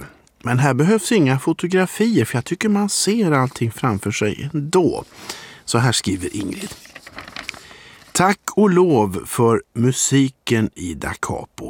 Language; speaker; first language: Swedish; native; Swedish